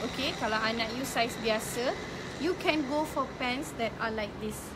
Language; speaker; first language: English; non-native, local second language; Malay